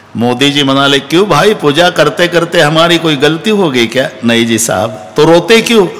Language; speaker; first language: Hindi; non-native, local second language; Marathi